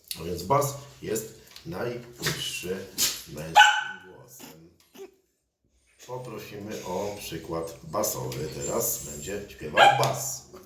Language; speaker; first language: Polish; native; Polish